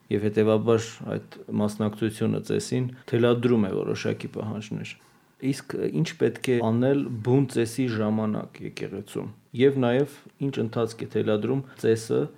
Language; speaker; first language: Armenian; native; Armenian